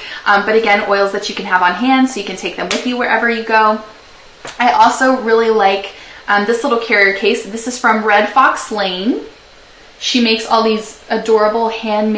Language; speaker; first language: English; native; English